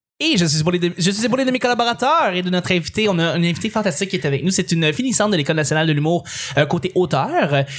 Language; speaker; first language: French; native; French